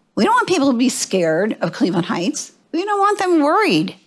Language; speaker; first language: English; native; English